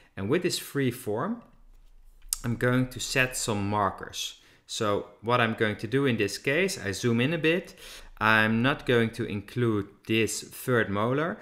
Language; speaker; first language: English; non-native, fluent; Dutch